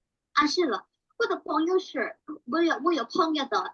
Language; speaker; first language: Chinese; non-native, learner; Indonesian